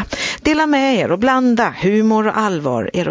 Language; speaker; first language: Swedish; native; Swedish